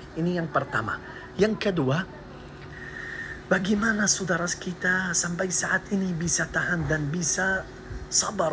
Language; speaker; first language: Indonesian; non-native, learner; Arabic